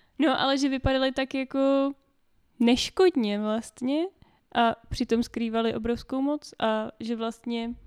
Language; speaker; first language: Czech; native; Czech